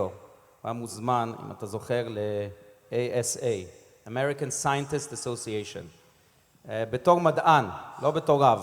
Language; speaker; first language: Hebrew; non-native, fluent; English